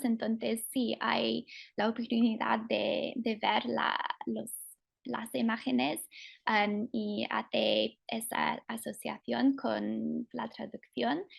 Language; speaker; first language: Spanish; non-native, fluent; English